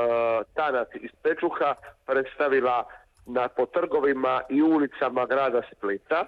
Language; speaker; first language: Serbian; native; Serbian